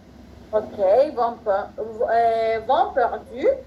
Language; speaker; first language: French; non-native, fluent; Spanish